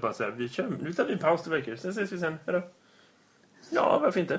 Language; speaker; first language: Swedish; native; Swedish